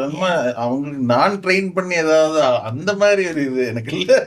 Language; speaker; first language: Tamil; non-native, fluent; Malayalam